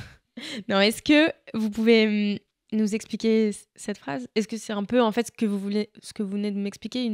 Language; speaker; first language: French; native; French